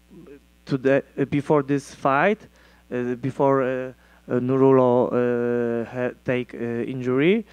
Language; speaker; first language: English; non-native, learner; Polish